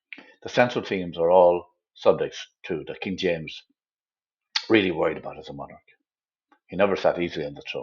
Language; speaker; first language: English; native; English